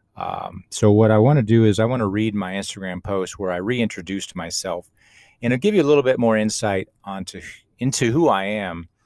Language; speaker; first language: English; native; English